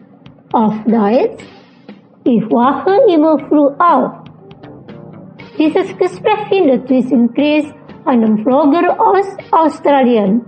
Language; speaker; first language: German; non-native, fluent; Indonesian